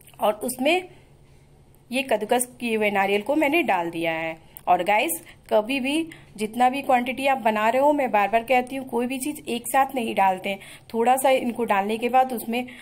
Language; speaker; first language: Hindi; native; Hindi